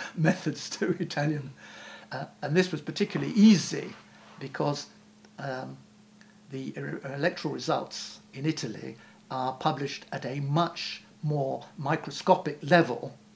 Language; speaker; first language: English; native; English